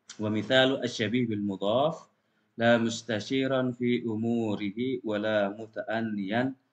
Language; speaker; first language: Arabic; non-native, fluent; Indonesian